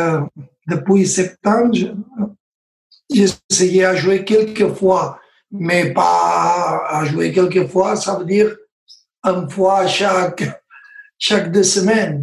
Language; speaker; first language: French; non-native, learner; Spanish